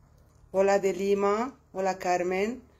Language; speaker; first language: Spanish; non-native, fluent; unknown